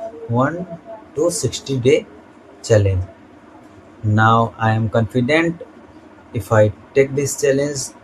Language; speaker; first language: English; non-native, learner; Hindi